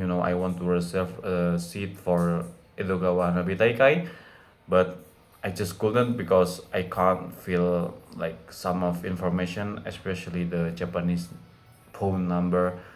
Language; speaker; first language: English; non-native, fluent; Indonesian